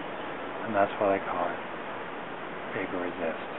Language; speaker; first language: English; native; English